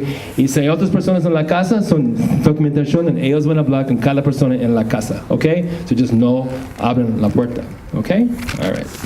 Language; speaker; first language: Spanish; non-native, fluent; English